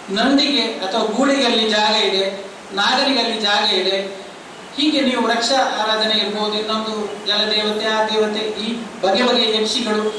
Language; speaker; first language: Kannada; native; Kannada